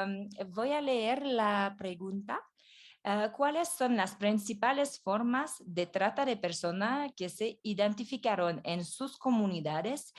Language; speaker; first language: Spanish; non-native, fluent; French